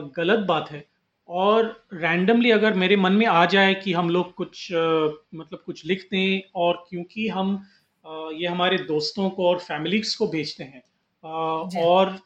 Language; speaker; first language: Hindi; non-native, local second language; Marathi